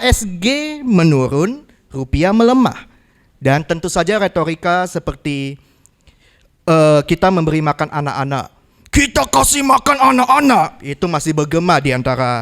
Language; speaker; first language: Indonesian; native; Indonesian